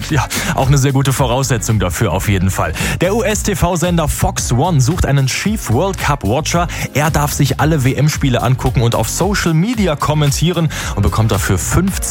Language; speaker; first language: German; native; German